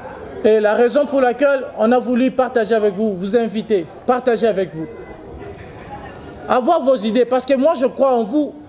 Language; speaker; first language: French; non-native, local second language; Lingala